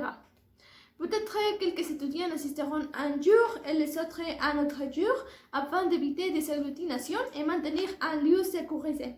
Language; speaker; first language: French; non-native, learner; Spanish